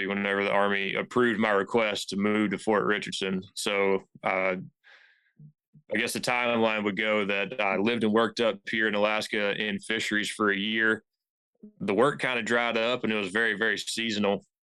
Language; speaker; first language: English; native; English